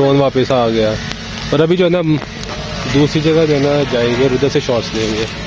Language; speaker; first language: Urdu; non-native, local second language; Punjabi